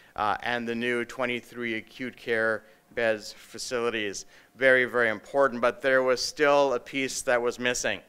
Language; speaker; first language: English; native; English